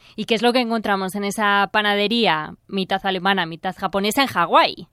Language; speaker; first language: Spanish; native; Spanish